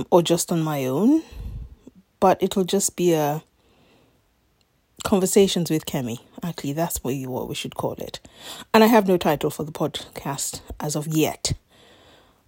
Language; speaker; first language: English; non-native, local second language; Yoruba